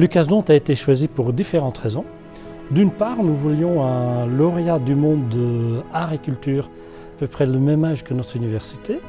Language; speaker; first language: French; native; French